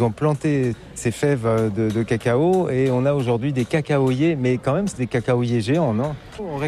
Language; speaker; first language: French; native; French